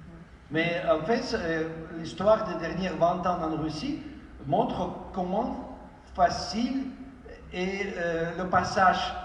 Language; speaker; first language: French; non-native, fluent; Ukrainian